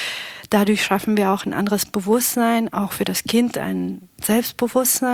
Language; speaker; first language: German; early bilingual, other home language; Pashto